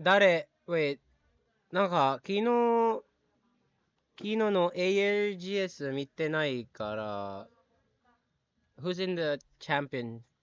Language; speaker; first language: Japanese; non-native, learner; Filipino